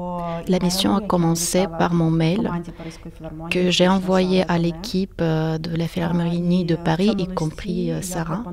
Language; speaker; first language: French; non-native, fluent; Ukrainian